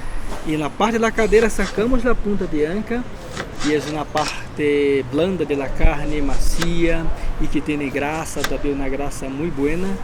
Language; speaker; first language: Spanish; non-native, learner; Portuguese